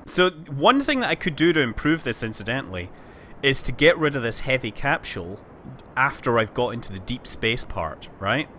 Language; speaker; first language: English; native; English